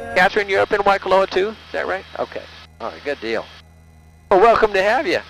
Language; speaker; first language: English; native; English